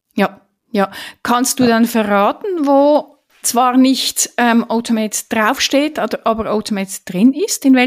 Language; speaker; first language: German; native; German